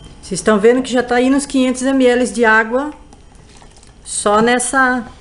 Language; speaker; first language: Portuguese; native; Portuguese